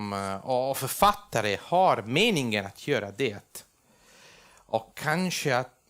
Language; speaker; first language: Swedish; non-native, fluent; Italian